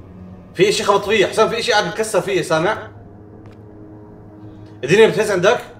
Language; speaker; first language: Arabic; native; Arabic